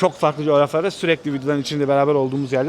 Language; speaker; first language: Turkish; native; Turkish